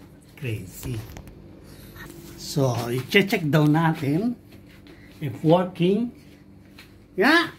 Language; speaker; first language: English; non-native, learner; Filipino